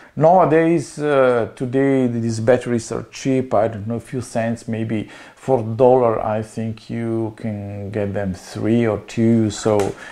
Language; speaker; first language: English; non-native, learner; Slovenian